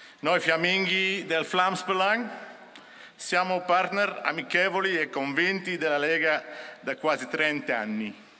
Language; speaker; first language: Italian; non-native, learner; Dutch